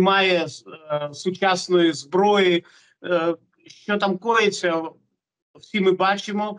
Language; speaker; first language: Ukrainian; non-native, local second language; Russian